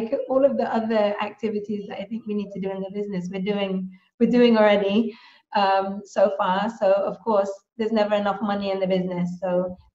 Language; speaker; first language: English; native; English